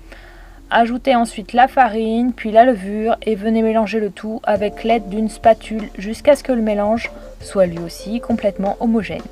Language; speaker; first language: French; native; French